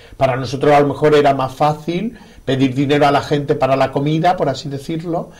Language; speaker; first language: Spanish; native; Spanish